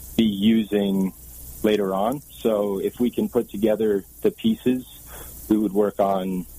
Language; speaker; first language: English; native; English